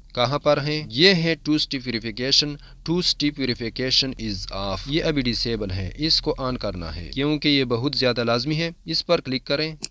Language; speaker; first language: Urdu; non-native, local second language; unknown